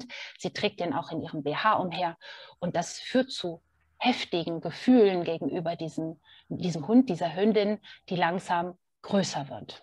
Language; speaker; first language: German; native; German